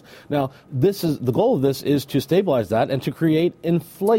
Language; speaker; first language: English; native; English